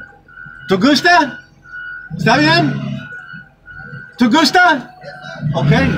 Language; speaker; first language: Spanish; non-native, learner; English